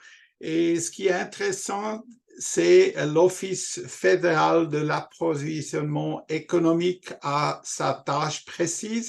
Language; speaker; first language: French; non-native, local second language; German